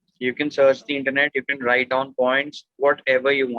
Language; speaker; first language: English; non-native, local second language; Hindi